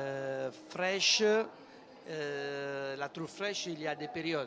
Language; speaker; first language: French; non-native, learner; Italian